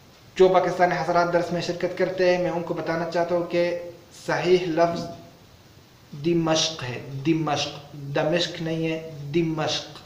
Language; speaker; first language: Hindi; non-native, learner; Arabic